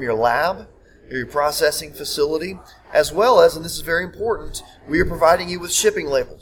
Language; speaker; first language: English; native; English